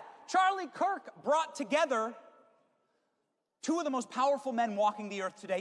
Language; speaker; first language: English; native; English